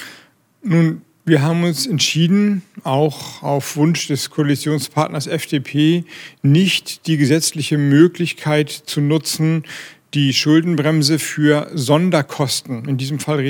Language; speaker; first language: German; native; German